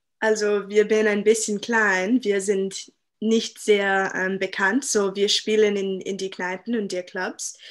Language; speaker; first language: German; non-native, learner; English